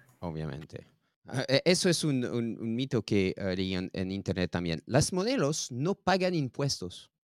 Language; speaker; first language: Spanish; non-native, learner; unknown